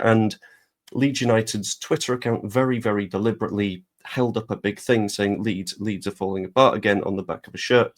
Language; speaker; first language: English; native; English